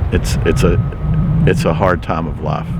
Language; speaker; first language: English; native; English